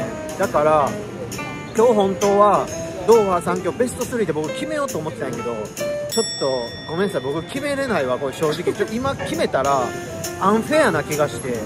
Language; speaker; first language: Japanese; native; Japanese